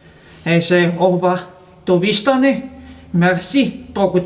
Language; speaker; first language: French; non-native, learner; Bulgarian